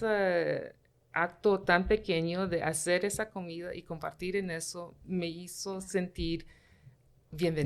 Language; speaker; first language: Spanish; early bilingual, heritage; Spanish